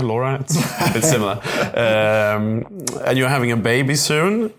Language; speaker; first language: English; non-native, fluent; Swedish